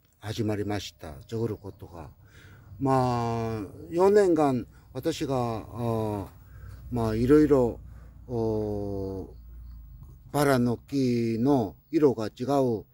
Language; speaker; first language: Japanese; non-native, learner; Korean